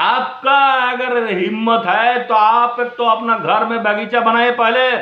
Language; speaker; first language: Hindi; non-native, local second language; Bangla